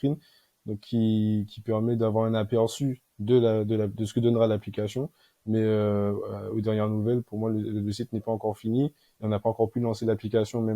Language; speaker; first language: French; native; French